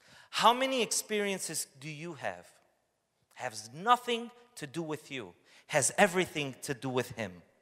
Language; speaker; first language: English; early bilingual, other home language; Romanian